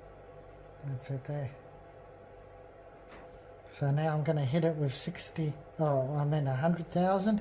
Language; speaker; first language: English; native; English